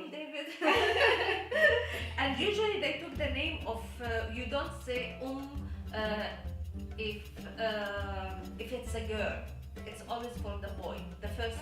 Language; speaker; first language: English; non-native, learner; Arabic